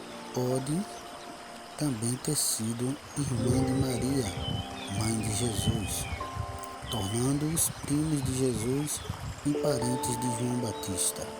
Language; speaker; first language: Portuguese; native; Portuguese